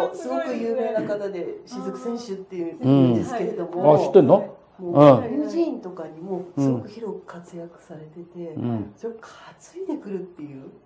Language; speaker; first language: Japanese; native; Japanese